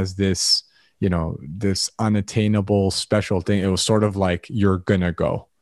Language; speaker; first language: English; early bilingual, other home language; Arabic